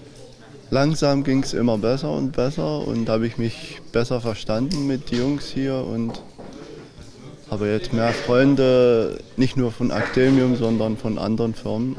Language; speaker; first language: German; non-native, fluent; Arabic